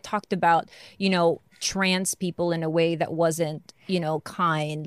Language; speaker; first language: English; non-native, local second language; Filipino